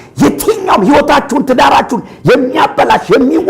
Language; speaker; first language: Amharic; native; Amharic